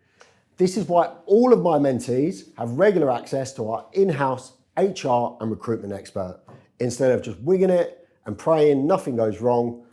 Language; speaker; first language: English; native; English